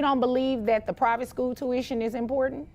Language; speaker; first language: English; native; English